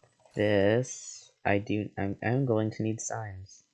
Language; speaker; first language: English; native; English